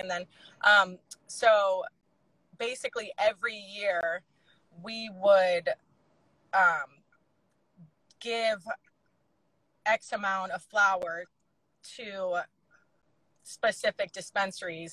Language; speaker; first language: English; native; English